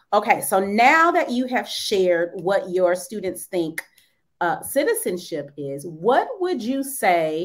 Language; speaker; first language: English; native; English